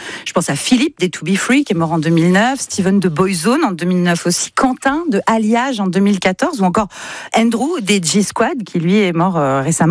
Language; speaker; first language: French; native; French